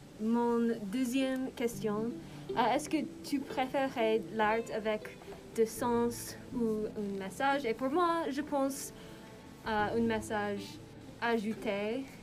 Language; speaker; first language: French; non-native, learner; English